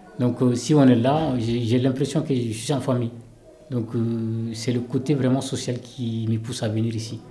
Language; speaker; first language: French; non-native, local second language; Bambara